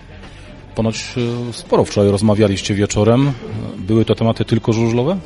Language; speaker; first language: Polish; native; Polish